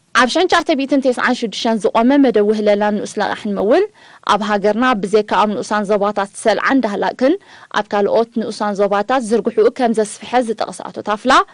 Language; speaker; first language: Tigrinya; native; Tigrinya